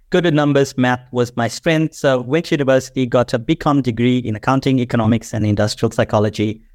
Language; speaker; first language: English; native; English